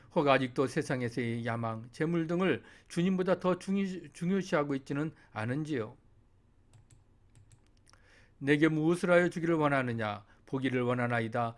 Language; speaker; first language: Korean; native; Korean